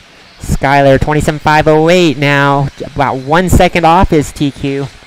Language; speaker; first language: English; native; English